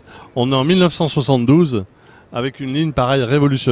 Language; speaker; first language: French; native; French